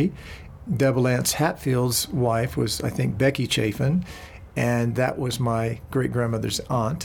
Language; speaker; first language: English; native; English